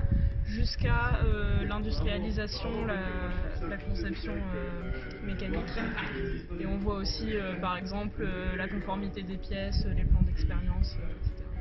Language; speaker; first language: French; native; French